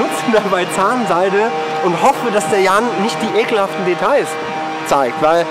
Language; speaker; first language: German; native; German